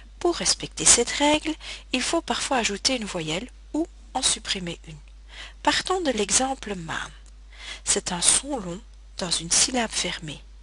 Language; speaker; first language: French; native; French